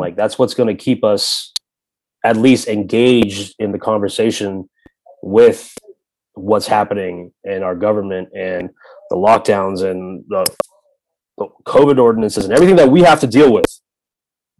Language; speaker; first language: English; native; English